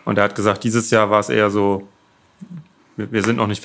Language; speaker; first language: German; native; German